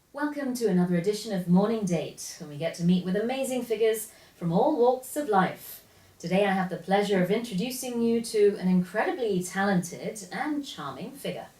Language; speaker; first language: English; early bilingual, other home language; Korean